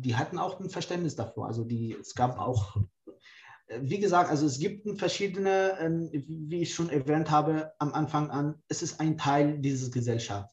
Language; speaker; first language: German; non-native, fluent; Kurdish